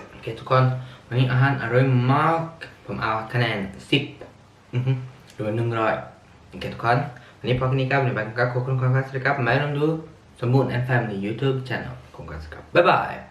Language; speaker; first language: Thai; early bilingual, heritage; Thai